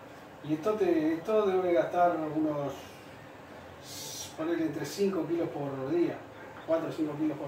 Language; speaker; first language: Spanish; native; Spanish